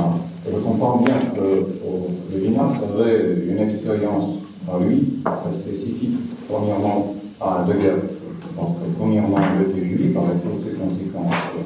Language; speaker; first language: French; non-native, fluent; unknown